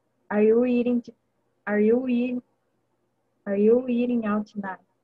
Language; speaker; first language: English; non-native, learner; Portuguese